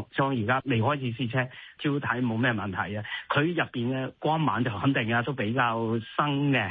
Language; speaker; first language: Cantonese; native; Cantonese